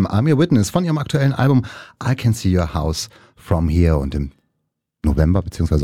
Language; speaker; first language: German; native; German